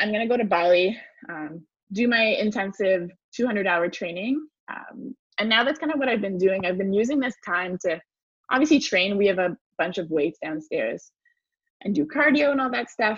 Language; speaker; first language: English; early bilingual, other home language; French